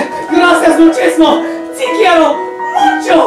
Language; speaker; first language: Spanish; non-native, learner; English